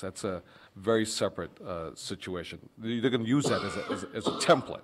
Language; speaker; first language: English; early bilingual, other home language; Spanish